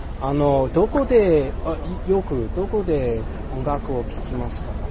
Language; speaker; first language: Japanese; non-native, learner; English